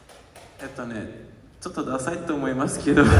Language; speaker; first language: Japanese; non-native, learner; Portuguese